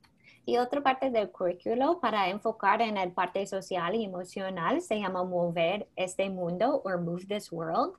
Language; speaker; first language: Spanish; non-native, fluent; English